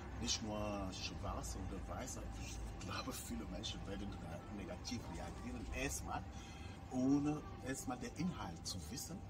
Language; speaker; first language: German; non-native, fluent; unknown